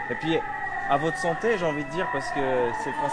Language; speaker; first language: French; native; French